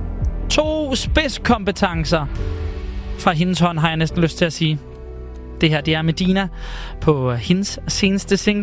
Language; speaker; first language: Danish; native; Danish